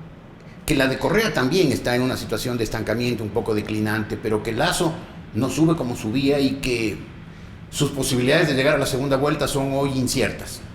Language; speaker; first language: Spanish; native; Spanish